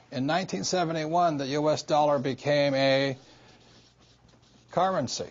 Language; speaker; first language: English; native; English